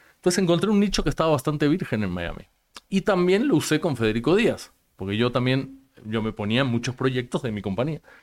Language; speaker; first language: Spanish; native; Spanish